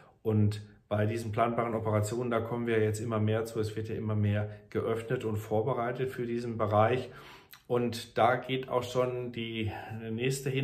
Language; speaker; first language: German; native; German